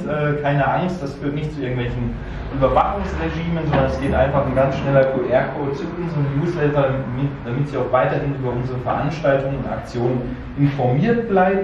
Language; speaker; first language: German; native; German